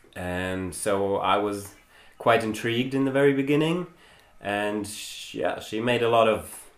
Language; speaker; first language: English; non-native, fluent; German